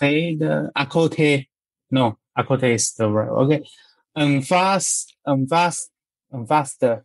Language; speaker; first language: French; non-native, learner; Chinese